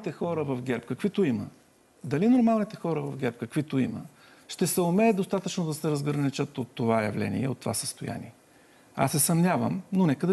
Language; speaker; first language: Bulgarian; native; Bulgarian